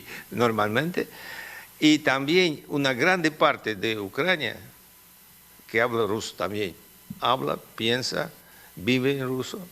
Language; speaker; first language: Spanish; non-native, fluent; Russian